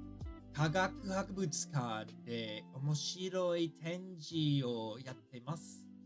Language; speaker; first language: Japanese; non-native, learner; English